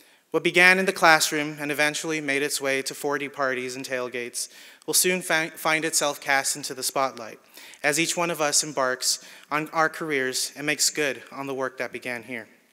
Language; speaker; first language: English; early bilingual, other home language; Spanish